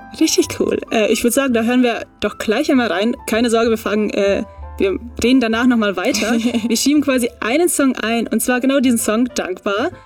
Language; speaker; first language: German; native; German